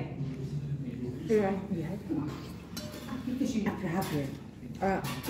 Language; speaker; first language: German; non-native, learner; Filipino